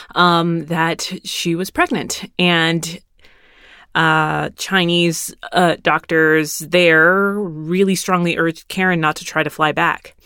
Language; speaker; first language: English; early bilingual, other home language; Spanish